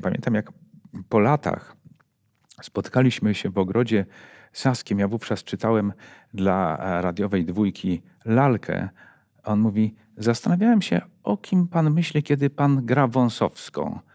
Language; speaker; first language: Polish; native; Polish